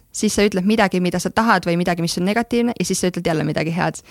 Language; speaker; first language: Estonian; native; Estonian